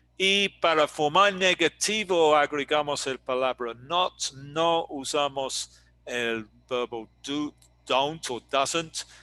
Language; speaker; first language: Spanish; non-native, fluent; English